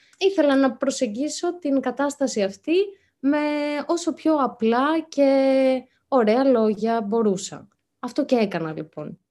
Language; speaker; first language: Greek; native; Greek